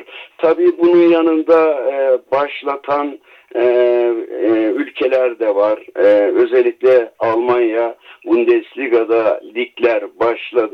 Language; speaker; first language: Turkish; native; Turkish